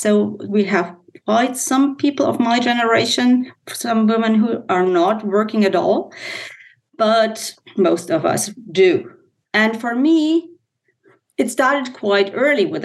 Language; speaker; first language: English; non-native, fluent; German